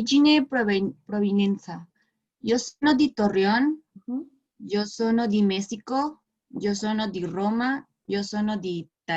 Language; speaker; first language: Italian; non-native, learner; Spanish